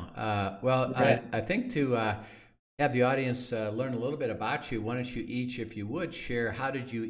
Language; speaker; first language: English; native; English